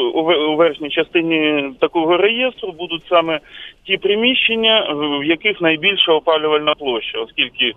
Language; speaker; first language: Ukrainian; native; Ukrainian